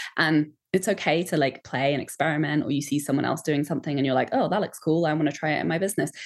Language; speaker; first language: English; native; English